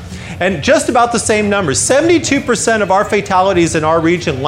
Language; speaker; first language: English; native; English